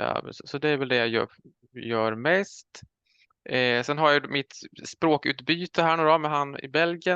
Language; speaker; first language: Swedish; native; Swedish